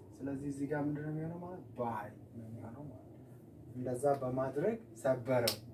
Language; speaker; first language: Amharic; native; Amharic